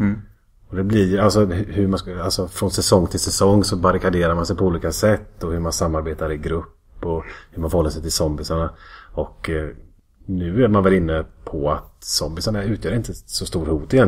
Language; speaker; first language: Swedish; native; Swedish